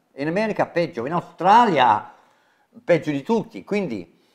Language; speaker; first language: Italian; non-native, fluent; English